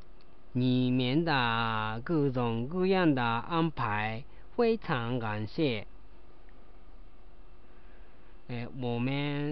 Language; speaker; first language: Chinese; non-native, learner; Japanese